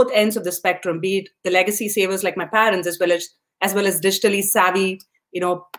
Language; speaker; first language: English; non-native, local second language; Tamil